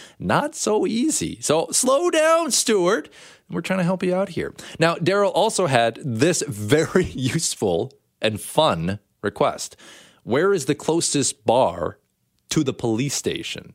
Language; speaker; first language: English; native; English